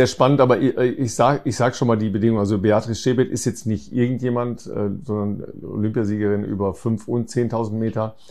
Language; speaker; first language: German; native; German